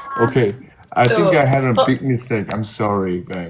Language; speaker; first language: English; non-native, fluent; Korean